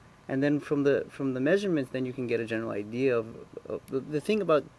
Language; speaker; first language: English; native; English